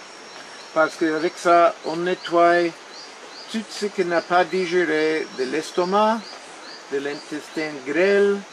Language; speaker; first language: French; non-native, fluent; Spanish